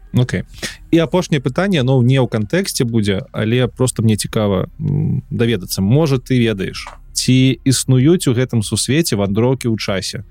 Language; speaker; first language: Belarusian; non-native, local second language; Russian